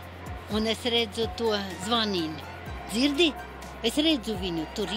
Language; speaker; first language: Latvian; non-native, local second language; Russian